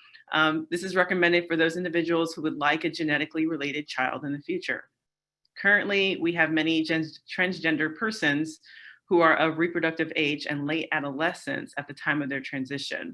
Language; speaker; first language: English; native; English